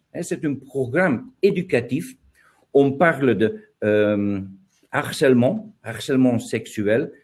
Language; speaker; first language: French; non-native, learner; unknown